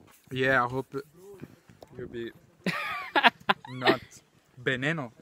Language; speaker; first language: English; non-native, fluent; Portuguese